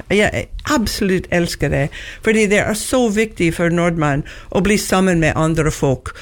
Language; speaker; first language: Norwegian; non-native, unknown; English